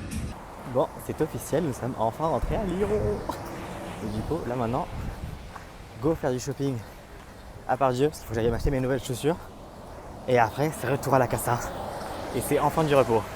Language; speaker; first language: French; native; French